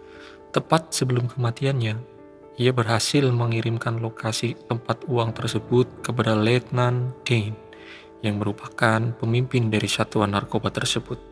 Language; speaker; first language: Indonesian; native; Indonesian